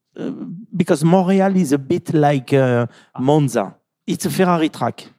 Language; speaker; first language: English; non-native, fluent; French